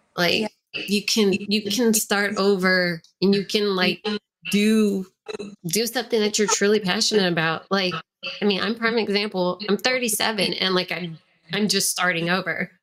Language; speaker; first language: English; native; English